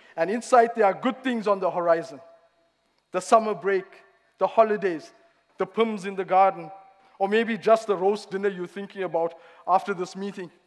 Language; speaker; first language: English; native; English